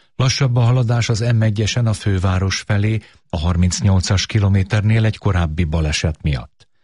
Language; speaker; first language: Hungarian; native; Hungarian